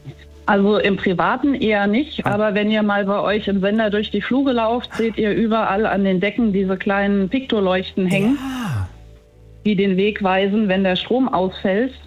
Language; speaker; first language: German; native; German